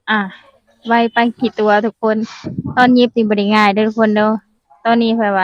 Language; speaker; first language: Thai; non-native, local second language; Northeastern Thai